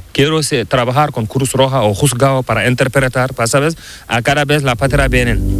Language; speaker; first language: Spanish; non-native, learner; Fula